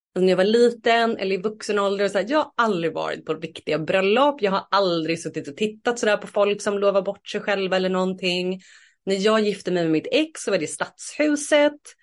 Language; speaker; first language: Swedish; native; Swedish